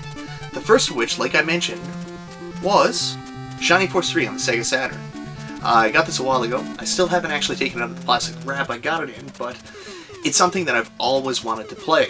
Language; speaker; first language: English; native; English